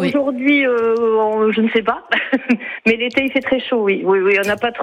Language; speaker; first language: French; native; French